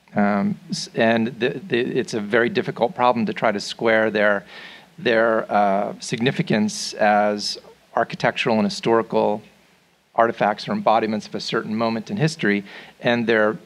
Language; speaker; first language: English; native; English